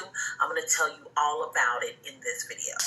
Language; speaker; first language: English; native; English